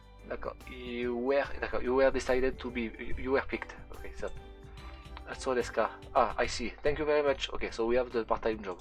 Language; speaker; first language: English; non-native, fluent; French